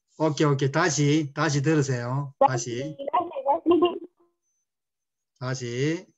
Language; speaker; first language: Korean; non-native, fluent; Spanish